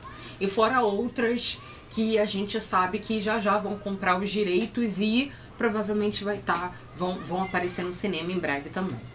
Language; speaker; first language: Portuguese; native; Portuguese